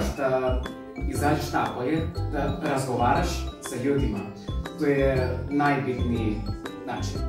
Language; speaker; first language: Serbian; non-native, fluent; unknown